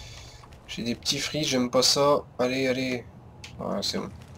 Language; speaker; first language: French; native; French